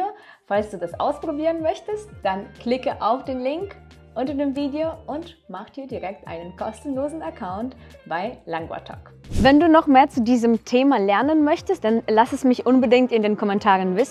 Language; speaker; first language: German; non-native, fluent; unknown